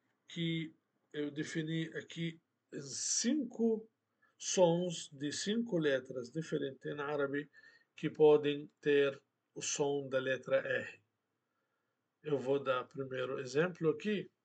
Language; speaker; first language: Portuguese; non-native, fluent; Arabic